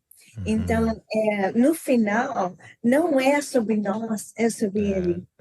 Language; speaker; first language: Portuguese; non-native, learner; English